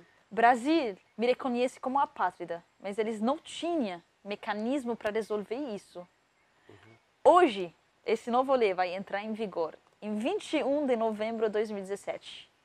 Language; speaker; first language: Portuguese; non-native, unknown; Arabic